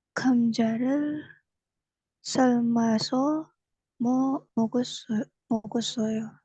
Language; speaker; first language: Korean; non-native, learner; Indonesian